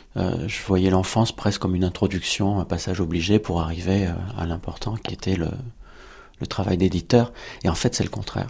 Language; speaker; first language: French; native; French